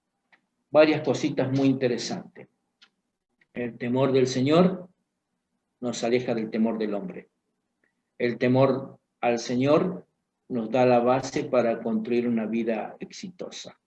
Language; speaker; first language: Spanish; native; Spanish